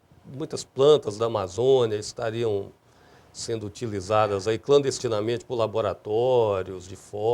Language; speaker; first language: Portuguese; native; Portuguese